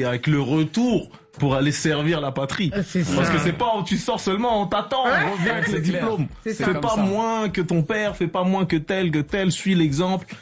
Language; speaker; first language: French; early bilingual, other home language; Ngazidja Comorian